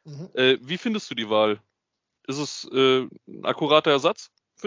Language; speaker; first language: German; native; German